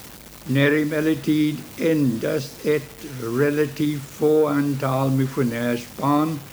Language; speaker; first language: Swedish; early bilingual, heritage; Swedish